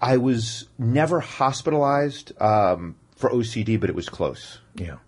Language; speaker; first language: English; native; English